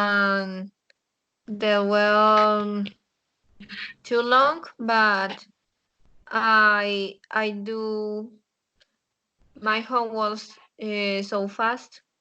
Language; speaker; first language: English; non-native, learner; Spanish